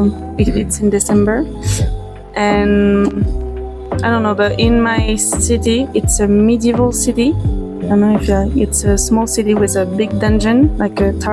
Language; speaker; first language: English; non-native, fluent; French